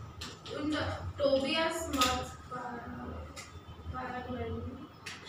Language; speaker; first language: German; non-native, learner; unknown